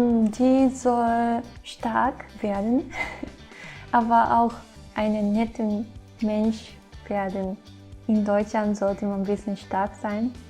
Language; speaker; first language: German; non-native, fluent; Japanese